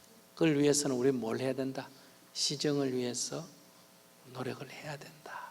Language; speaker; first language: Korean; native; Korean